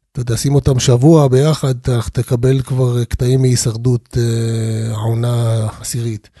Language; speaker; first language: Hebrew; native; Hebrew